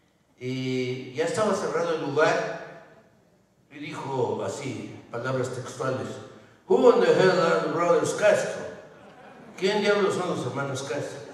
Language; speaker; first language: Spanish; native; Spanish